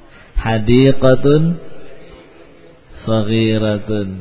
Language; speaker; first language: Arabic; non-native, fluent; Indonesian